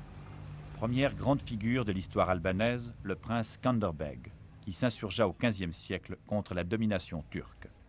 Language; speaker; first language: French; native; French